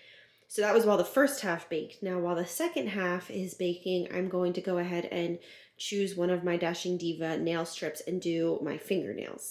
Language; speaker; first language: English; native; English